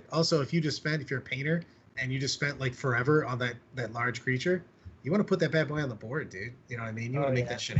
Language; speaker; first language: English; native; English